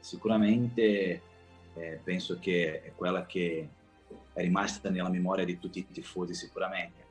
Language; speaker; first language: Italian; non-native, fluent; Portuguese